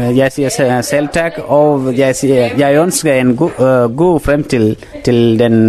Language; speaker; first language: Danish; non-native, fluent; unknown